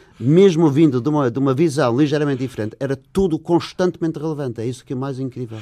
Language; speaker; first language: Portuguese; non-native, fluent; English